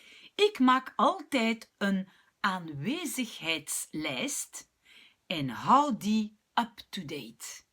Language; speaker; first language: Dutch; non-native, local second language; French